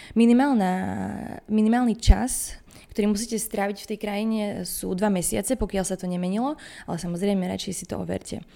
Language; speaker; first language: Slovak; native; Slovak